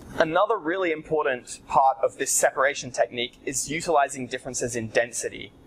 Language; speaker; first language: English; native; English